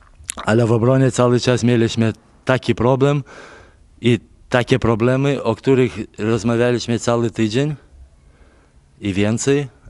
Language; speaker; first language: Polish; non-native, fluent; Lithuanian